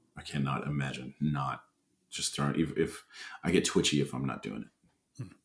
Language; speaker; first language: English; native; English